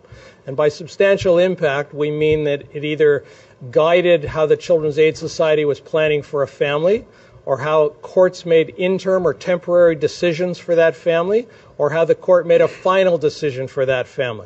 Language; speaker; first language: English; native; English